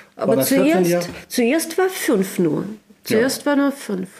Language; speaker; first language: German; non-native, learner; Russian